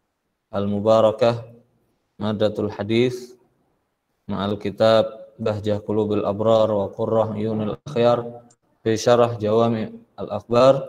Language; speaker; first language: Arabic; non-native, fluent; Indonesian